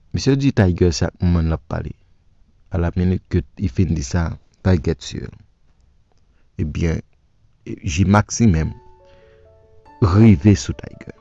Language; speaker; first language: French; non-native, local second language; Haitian Creole